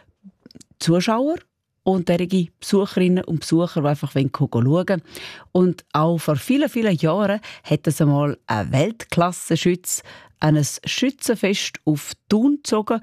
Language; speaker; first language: German; native; German